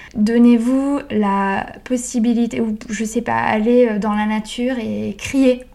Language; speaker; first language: French; non-native, fluent; Italian